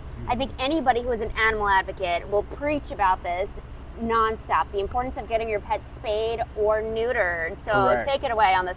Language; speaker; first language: English; native; English